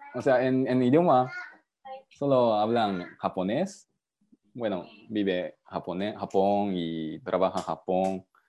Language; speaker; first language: Spanish; non-native, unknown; Japanese